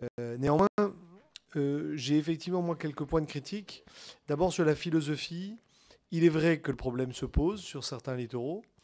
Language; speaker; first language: French; native; French